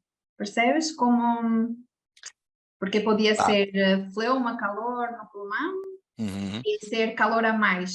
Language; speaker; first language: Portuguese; non-native, learner; Spanish